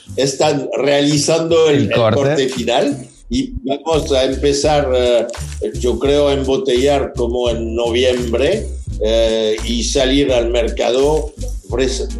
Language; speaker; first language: Spanish; non-native, fluent; French